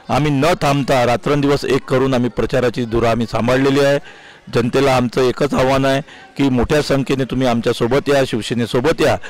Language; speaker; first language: Marathi; native; Marathi